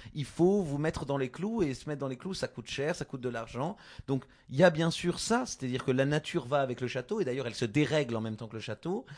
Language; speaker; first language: French; native; French